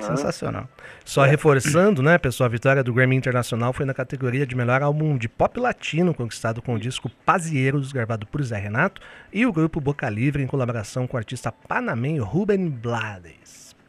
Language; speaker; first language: Portuguese; native; Portuguese